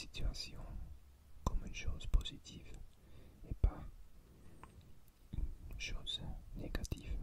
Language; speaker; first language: French; non-native, learner; English